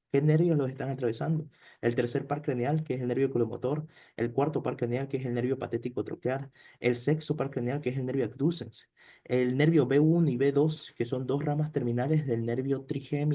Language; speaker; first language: Spanish; native; Spanish